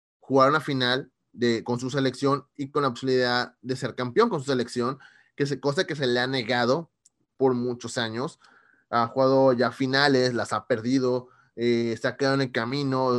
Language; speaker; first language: Spanish; native; Spanish